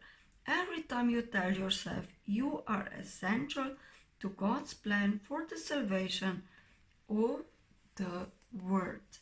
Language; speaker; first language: English; non-native, fluent; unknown